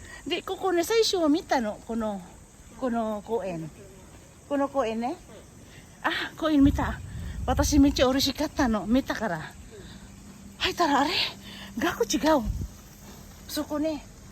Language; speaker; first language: Japanese; non-native, fluent; Filipino